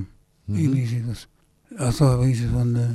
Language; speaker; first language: Dutch; early bilingual, other home language; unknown